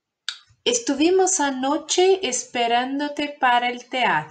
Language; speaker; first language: Spanish; non-native, fluent; Portuguese